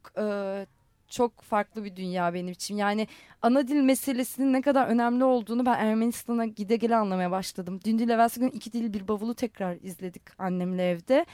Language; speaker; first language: Turkish; non-native, local second language; Armenian